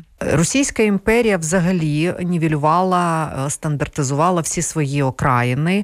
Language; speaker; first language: Ukrainian; non-native, local second language; Russian